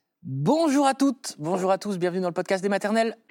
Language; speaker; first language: French; native; French